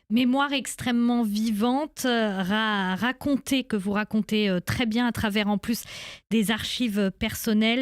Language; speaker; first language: French; native; French